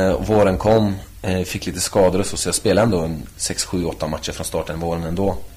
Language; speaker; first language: Swedish; native; Swedish